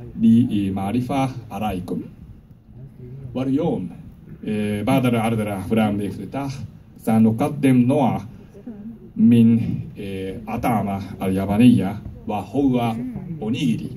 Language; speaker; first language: Arabic; non-native, learner; Japanese